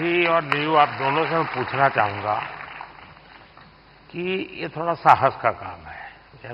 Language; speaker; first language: Hindi; non-native, local second language; Gujarati